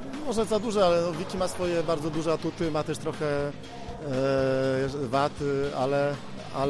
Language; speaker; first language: Polish; native; Polish